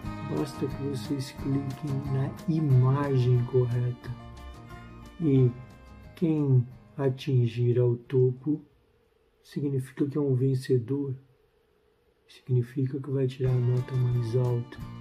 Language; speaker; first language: Portuguese; native; Portuguese